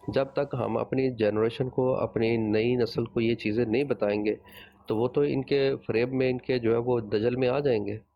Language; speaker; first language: Urdu; non-native, local second language; Punjabi